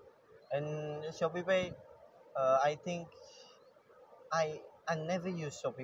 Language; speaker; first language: English; non-native, learner; Indonesian